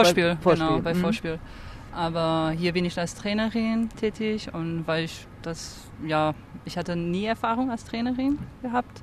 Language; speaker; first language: German; non-native, fluent; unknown